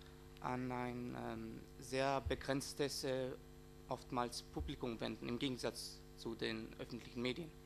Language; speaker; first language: German; non-native, fluent; Greek